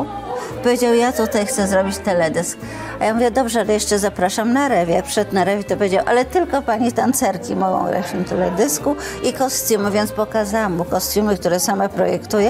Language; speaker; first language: Polish; native; Polish